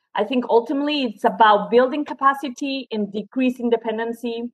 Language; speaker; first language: English; non-native, fluent; Spanish